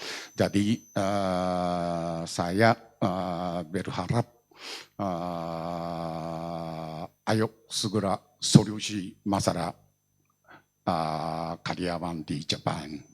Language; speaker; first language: Indonesian; non-native, learner; Japanese